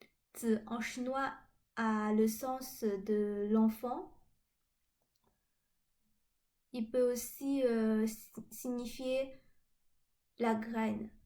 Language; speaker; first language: French; non-native, fluent; Chinese